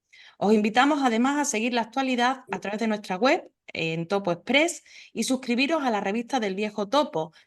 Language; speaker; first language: Spanish; native; Spanish